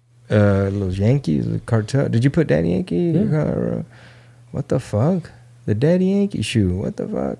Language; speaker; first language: English; early bilingual, other home language; Spanish